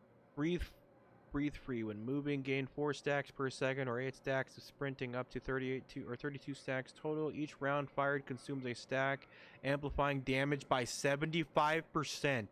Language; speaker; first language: English; native; English